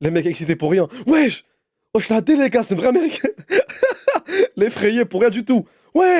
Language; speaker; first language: French; native; French